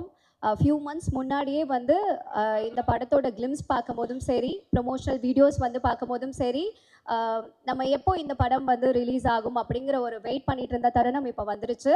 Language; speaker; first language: Tamil; native; Tamil